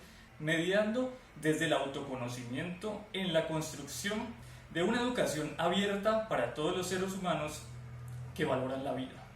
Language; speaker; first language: Spanish; native; Spanish